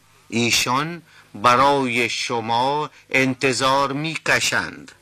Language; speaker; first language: Persian; non-native, fluent; Urdu